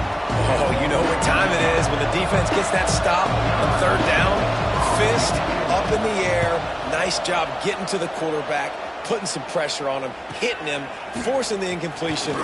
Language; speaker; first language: English; native; English